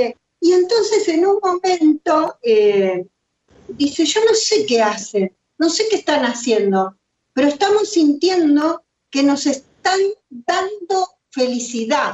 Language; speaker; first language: Spanish; native; Spanish